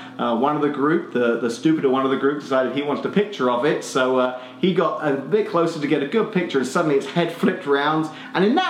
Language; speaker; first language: English; native; English